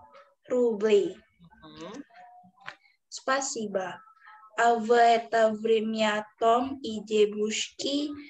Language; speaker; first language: Russian; non-native, learner; Indonesian